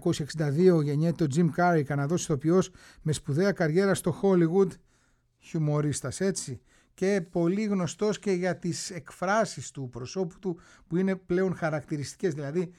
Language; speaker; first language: Greek; native; Greek